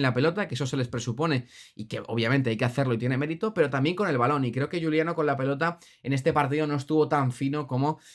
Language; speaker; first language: Spanish; native; Spanish